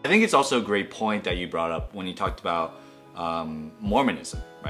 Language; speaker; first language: English; native; English